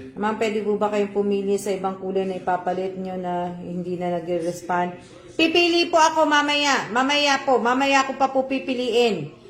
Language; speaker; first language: Filipino; non-native, local second language; Cebuano